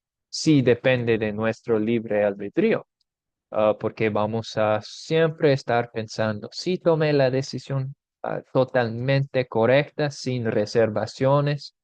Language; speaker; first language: Spanish; non-native, fluent; English